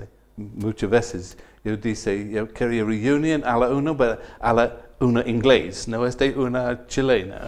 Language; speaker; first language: Spanish; non-native, learner; English